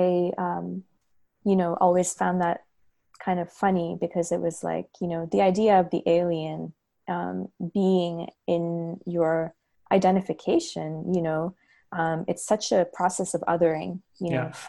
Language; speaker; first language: English; native; English